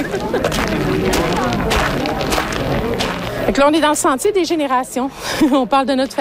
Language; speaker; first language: French; native; French